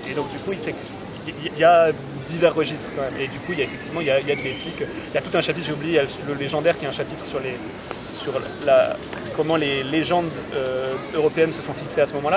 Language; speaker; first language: French; native; French